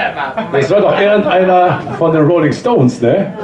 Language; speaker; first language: German; native; German